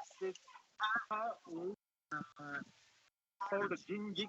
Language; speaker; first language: English; non-native, learner; Japanese